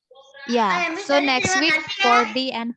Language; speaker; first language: English; non-native, fluent; Indonesian